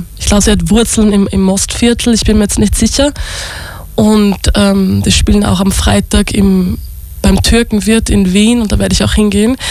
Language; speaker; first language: German; native; German